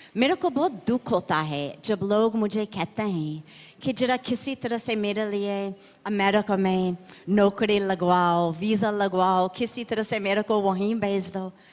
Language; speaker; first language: Hindi; non-native, fluent; English